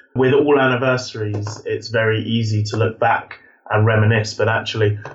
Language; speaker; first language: English; native; English